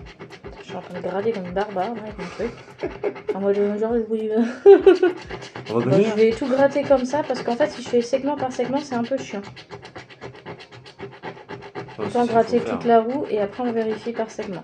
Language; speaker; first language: French; native; French